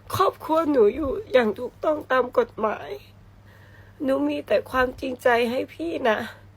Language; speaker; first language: Thai; early bilingual, other home language; Vietnamese